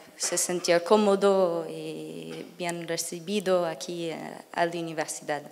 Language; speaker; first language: Spanish; non-native, learner; English